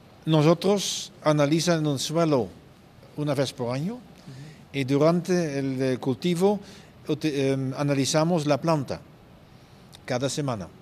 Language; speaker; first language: Spanish; non-native, fluent; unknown